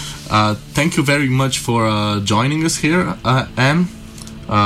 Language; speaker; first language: English; non-native, fluent; Slovenian